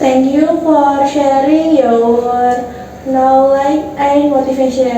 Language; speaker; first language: English; non-native, learner; Indonesian